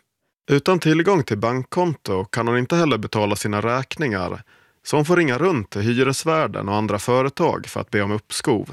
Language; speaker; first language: Swedish; native; Swedish